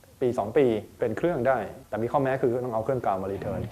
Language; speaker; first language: Thai; native; Thai